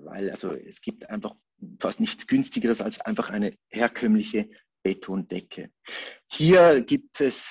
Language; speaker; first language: German; native; German